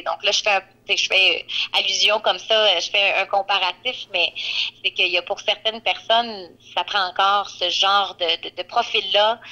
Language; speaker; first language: French; native; French